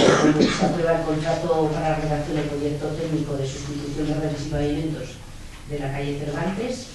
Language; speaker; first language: Spanish; native; Spanish